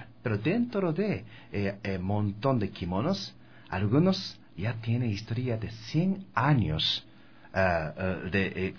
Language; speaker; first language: Spanish; non-native, learner; Japanese